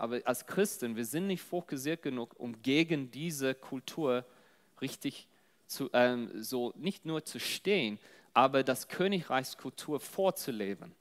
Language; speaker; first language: German; non-native, fluent; English